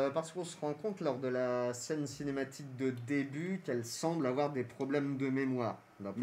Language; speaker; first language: French; native; French